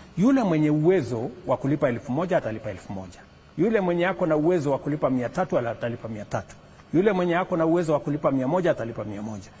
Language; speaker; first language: Swahili; non-native, local second language; Kalenjin